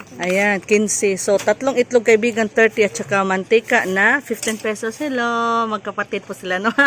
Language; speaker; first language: Filipino; non-native, local second language; Cebuano